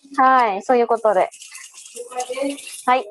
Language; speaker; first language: Japanese; non-native, learner; Vietnamese